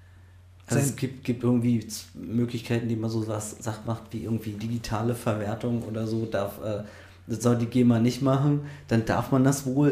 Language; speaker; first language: German; native; German